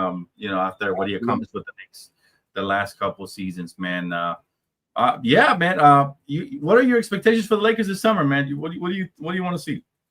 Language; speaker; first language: English; native; English